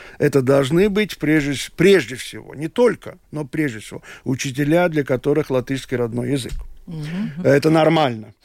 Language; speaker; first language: Russian; non-native, local second language; Latvian